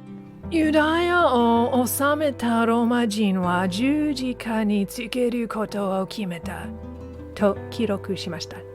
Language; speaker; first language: Japanese; non-native, learner; English